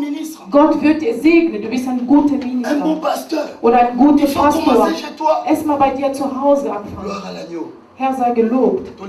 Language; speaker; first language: German; non-native, learner; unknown